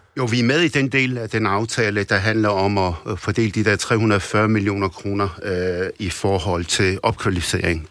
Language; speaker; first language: Danish; early bilingual, other home language; Arabic